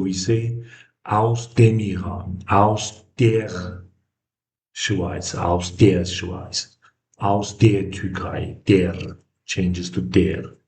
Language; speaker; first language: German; non-native, fluent; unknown